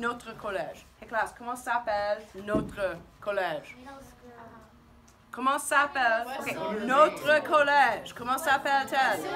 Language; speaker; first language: French; non-native, fluent; English